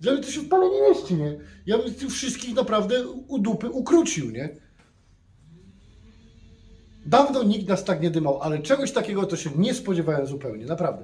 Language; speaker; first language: Polish; native; Polish